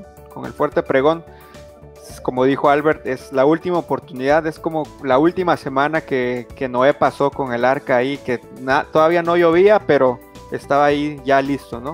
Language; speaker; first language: Spanish; native; Spanish